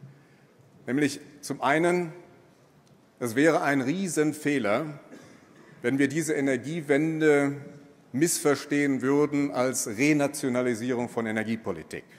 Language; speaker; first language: German; native; German